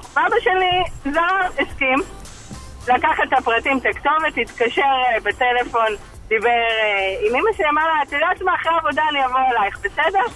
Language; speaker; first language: Hebrew; native; Hebrew